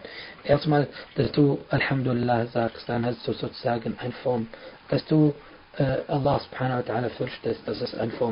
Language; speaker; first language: German; non-native, fluent; Arabic